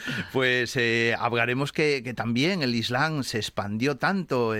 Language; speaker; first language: Spanish; native; Spanish